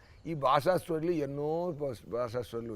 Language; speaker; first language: Telugu; non-native, learner; Tamil